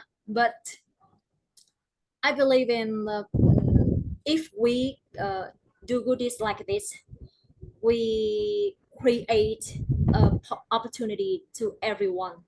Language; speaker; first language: English; non-native, learner; Vietnamese